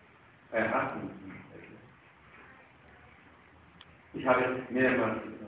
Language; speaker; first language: German; non-native, fluent; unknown